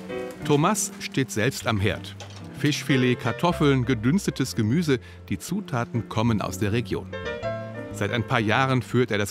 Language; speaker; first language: German; native; German